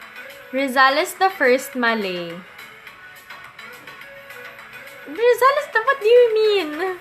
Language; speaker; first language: English; non-native, local second language; Filipino